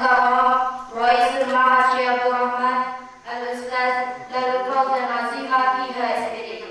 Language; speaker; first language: Arabic; non-native, learner; Indonesian